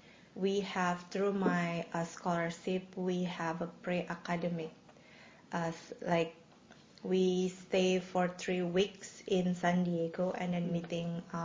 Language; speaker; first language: English; non-native, fluent; Indonesian